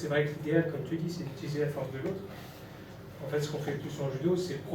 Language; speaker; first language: French; native; French